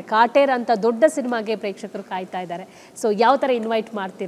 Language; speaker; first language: Kannada; native; Kannada